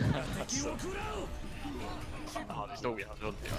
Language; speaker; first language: Swedish; native; Swedish